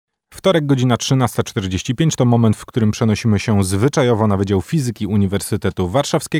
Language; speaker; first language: Polish; native; Polish